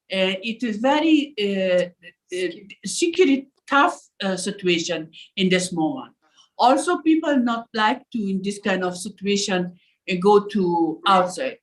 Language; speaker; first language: English; non-native, learner; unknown